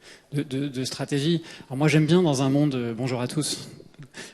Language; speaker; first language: French; native; French